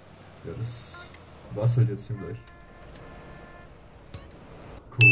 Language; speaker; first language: German; native; German